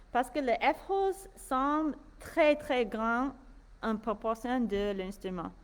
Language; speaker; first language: French; non-native, fluent; English